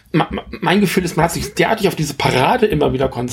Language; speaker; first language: German; native; German